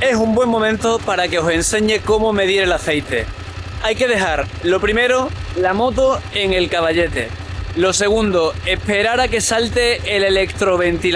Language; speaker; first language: Spanish; native; Spanish